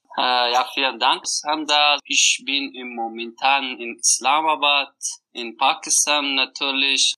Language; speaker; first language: German; non-native, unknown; Persian